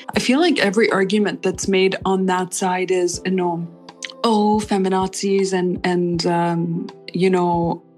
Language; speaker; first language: English; non-native, fluent; Arabic